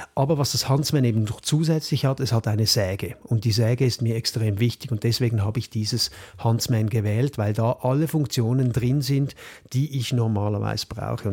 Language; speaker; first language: German; native; German